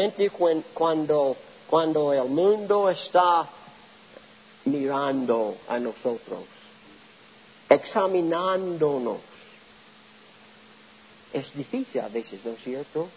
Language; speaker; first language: Spanish; non-native, learner; English